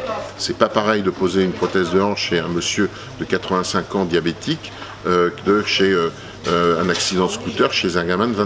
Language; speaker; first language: French; native; French